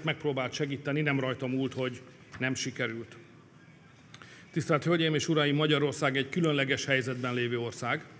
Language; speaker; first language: Hungarian; native; Hungarian